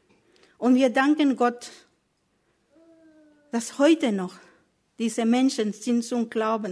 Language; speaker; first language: German; non-native, learner; Spanish